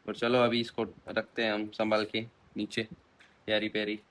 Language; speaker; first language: Hindi; non-native, local second language; Marathi